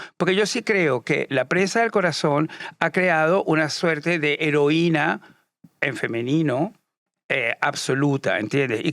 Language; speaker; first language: Spanish; native; Spanish